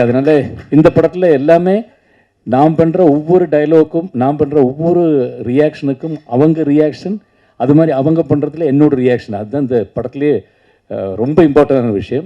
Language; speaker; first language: Tamil; non-native, local second language; Malayalam